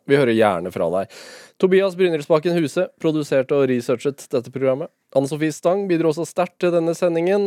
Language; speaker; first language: Norwegian; native; Norwegian